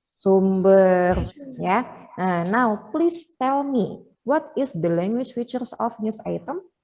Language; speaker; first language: English; non-native, fluent; Indonesian